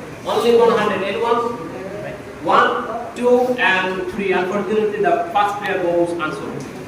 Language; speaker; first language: English; non-native, local second language; Bangla